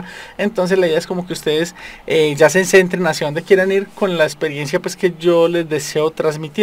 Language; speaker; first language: Spanish; native; Spanish